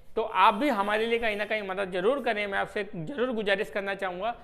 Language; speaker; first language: Hindi; native; Hindi